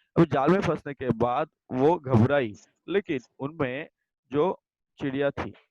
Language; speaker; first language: Hindi; non-native, local second language; Marathi